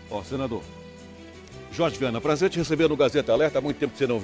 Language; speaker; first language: Portuguese; native; Portuguese